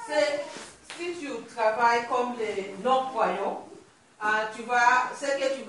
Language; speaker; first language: French; non-native, learner; Swahili